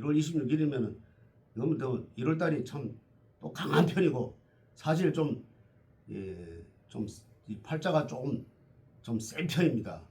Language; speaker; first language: Korean; native; Korean